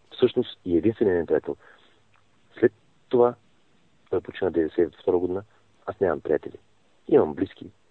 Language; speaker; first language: Bulgarian; non-native, local second language; Turkish